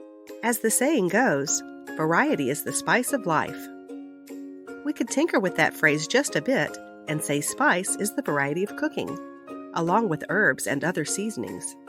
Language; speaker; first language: English; native; English